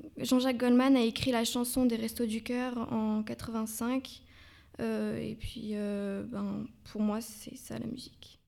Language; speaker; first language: French; native; French